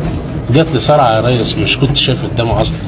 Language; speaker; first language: Arabic; native; Arabic